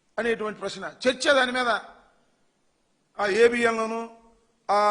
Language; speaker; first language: Telugu; native; Telugu